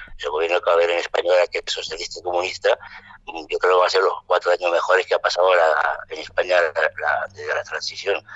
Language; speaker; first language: Spanish; non-native, fluent; French